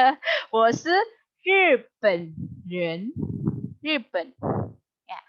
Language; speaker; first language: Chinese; non-native, fluent; Indonesian